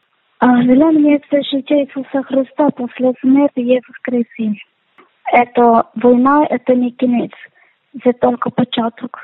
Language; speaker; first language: Ukrainian; non-native, learner; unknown